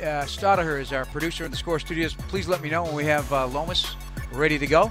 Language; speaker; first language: English; native; English